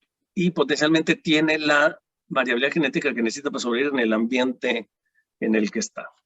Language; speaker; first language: Spanish; native; Spanish